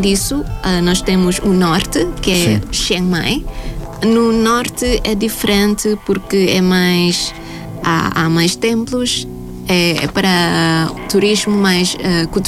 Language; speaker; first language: Portuguese; non-native, fluent; Thai